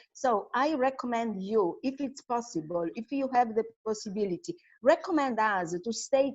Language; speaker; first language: English; non-native, fluent; Italian